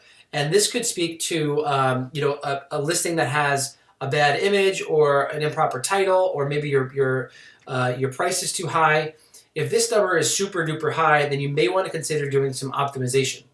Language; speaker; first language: English; native; English